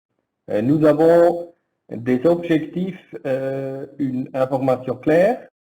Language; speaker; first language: French; non-native, learner; German